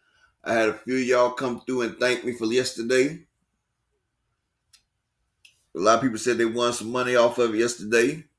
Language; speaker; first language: English; native; English